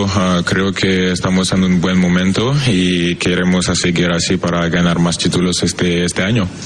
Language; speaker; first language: Spanish; non-native, fluent; French